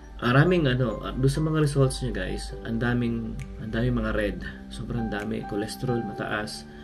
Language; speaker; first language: Filipino; native; Filipino